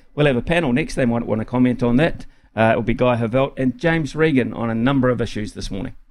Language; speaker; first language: English; native; English